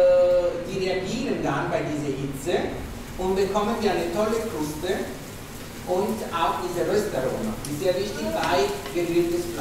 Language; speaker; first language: German; non-native, fluent; Italian